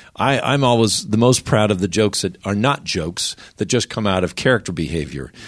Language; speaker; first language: English; native; English